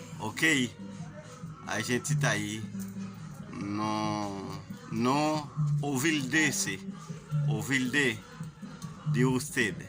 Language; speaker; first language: Portuguese; non-native, learner; Haitian Creole